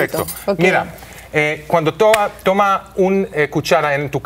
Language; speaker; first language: Spanish; non-native, learner; Hebrew